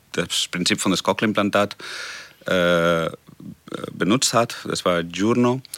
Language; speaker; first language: German; non-native, fluent; Spanish